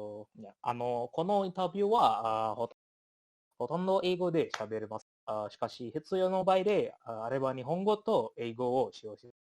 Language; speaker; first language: Japanese; non-native, learner; Indonesian